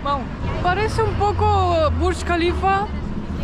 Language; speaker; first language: Spanish; native; Spanish